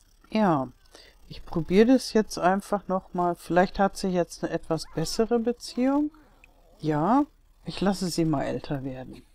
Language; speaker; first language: German; native; German